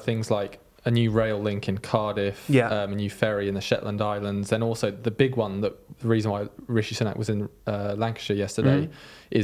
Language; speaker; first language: English; native; English